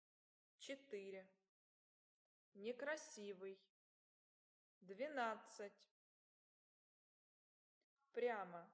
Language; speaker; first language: Russian; non-native, learner; English